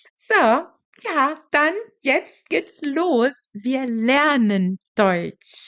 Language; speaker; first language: German; non-native, fluent; Portuguese